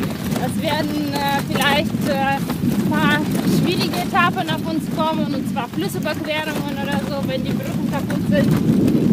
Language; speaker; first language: German; non-native, fluent; Russian